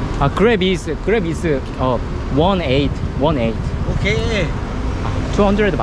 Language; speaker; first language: English; non-native, learner; Korean